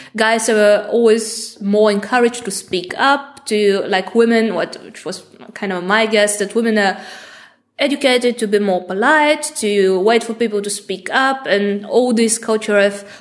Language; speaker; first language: English; non-native, fluent; Bulgarian